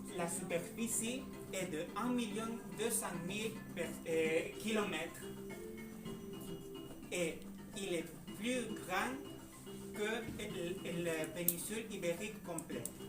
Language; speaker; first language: French; non-native, learner; Spanish